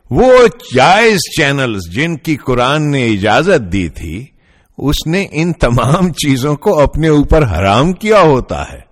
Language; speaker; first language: Urdu; non-native, local second language; Punjabi